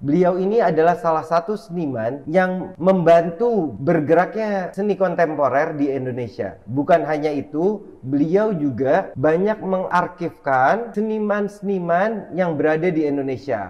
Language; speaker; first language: Indonesian; native; Indonesian